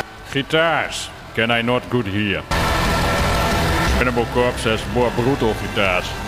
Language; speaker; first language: English; non-native, learner; Dutch